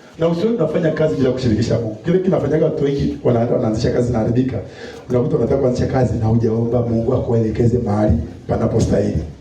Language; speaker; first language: Swahili; non-native, local second language; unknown